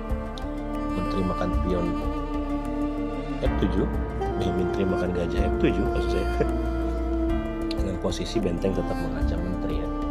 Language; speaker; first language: Indonesian; native; Indonesian